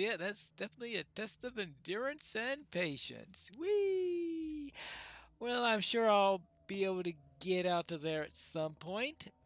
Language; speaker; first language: English; native; English